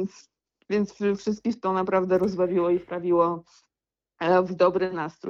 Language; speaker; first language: Polish; native; Polish